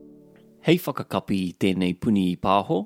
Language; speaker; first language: Māori; non-native, learner; English